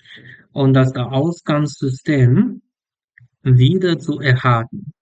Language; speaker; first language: German; non-native, learner; English